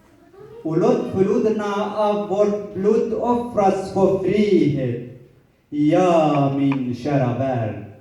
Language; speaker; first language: Swedish; non-native, learner; Kurdish